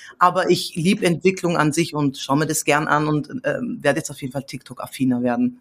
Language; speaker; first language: German; early bilingual, other home language; Central Kurdish